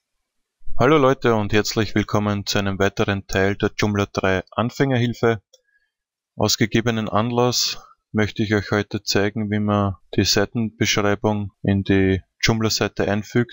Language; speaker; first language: German; native; German